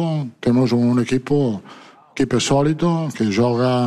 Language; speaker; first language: Portuguese; non-native, fluent; Italian